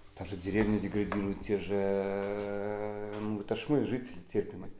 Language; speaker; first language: Russian; non-native, local second language; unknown